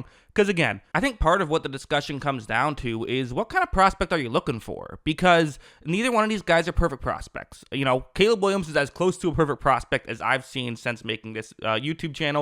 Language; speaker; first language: English; native; English